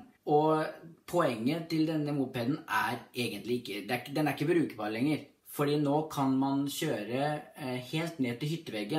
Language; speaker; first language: Norwegian; native; Norwegian